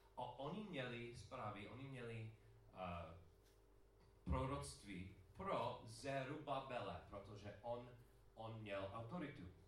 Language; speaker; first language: Czech; non-native, learner; English